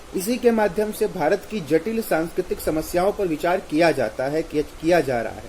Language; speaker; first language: Hindi; native; Hindi